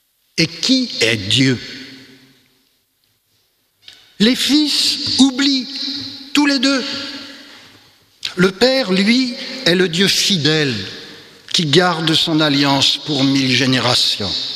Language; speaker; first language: French; native; French